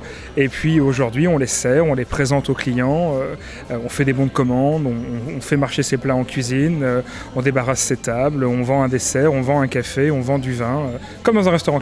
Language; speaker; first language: French; native; French